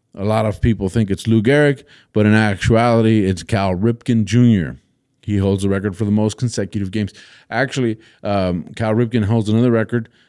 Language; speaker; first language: English; native; English